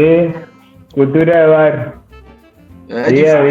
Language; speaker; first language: Portuguese; non-native, learner; Spanish